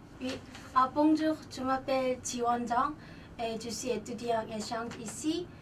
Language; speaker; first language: French; non-native, learner; Korean